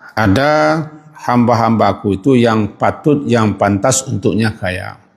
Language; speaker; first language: Malay; non-native, local second language; Minangkabau